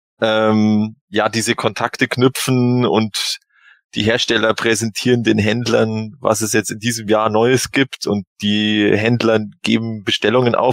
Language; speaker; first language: German; native; German